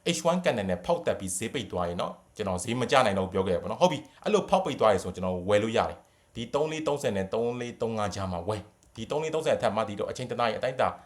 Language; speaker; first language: Burmese; native; Burmese